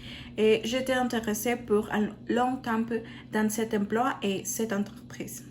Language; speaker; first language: French; non-native, learner; Spanish